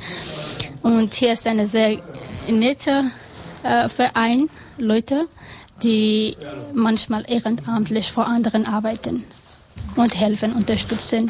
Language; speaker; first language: German; non-native, learner; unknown